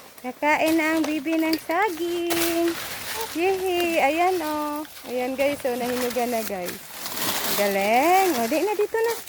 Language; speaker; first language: Filipino; non-native, local second language; Waray